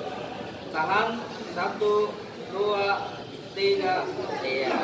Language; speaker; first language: Indonesian; native; Indonesian